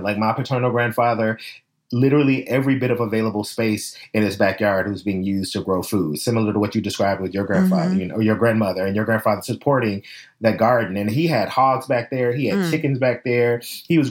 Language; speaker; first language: English; native; English